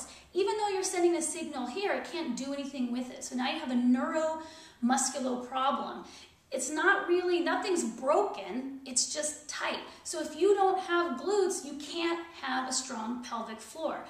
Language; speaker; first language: English; native; English